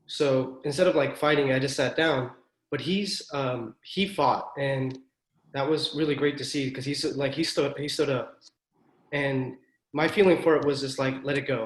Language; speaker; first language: English; native; English